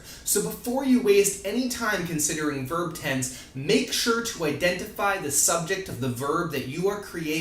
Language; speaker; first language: English; native; English